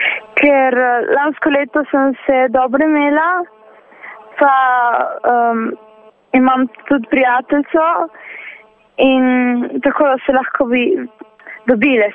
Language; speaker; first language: Slovenian; non-native, local second language; Italian